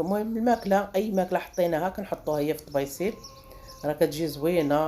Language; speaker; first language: Arabic; native; Arabic